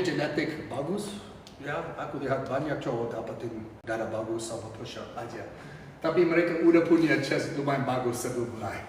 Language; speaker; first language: Indonesian; non-native, fluent; English